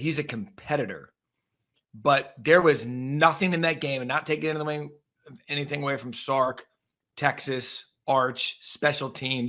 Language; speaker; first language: English; native; English